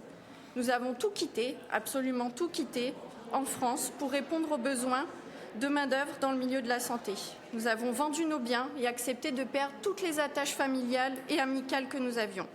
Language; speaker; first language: French; native; French